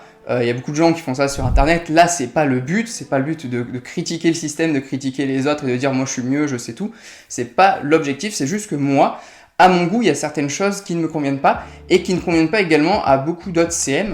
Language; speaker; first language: French; native; French